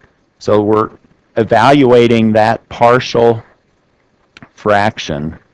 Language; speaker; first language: English; native; English